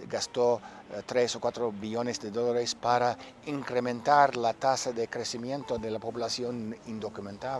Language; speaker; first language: Spanish; non-native, fluent; English